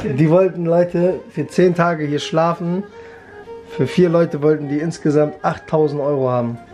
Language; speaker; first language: German; early bilingual, other home language; Kurdish